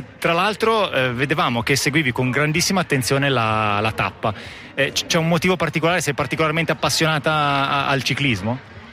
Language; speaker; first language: Italian; native; Italian